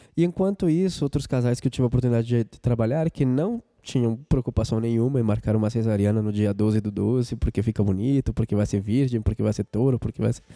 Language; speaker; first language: Portuguese; non-native, fluent; Spanish